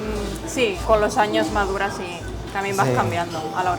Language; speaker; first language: Spanish; native; Spanish